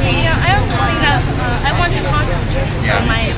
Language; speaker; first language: English; non-native, learner; Vietnamese